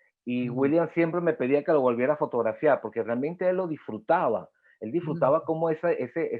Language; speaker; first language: Spanish; native; Spanish